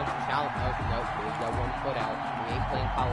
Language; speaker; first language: English; native; English